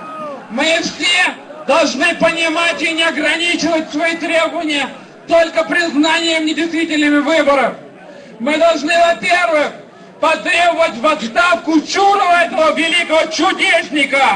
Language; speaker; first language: Russian; native; Russian